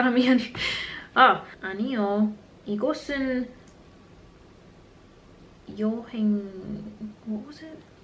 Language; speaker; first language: Korean; non-native, learner; English